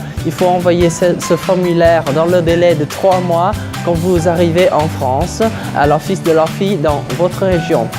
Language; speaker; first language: French; non-native, fluent; Vietnamese